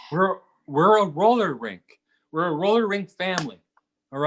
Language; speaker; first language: English; native; English